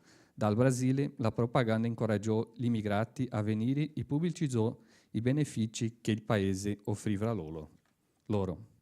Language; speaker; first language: Italian; non-native, learner; Portuguese